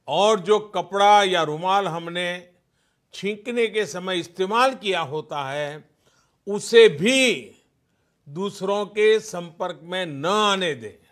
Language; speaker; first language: Hindi; non-native, local second language; Gujarati